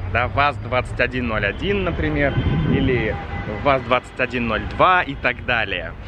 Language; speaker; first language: Russian; native; Russian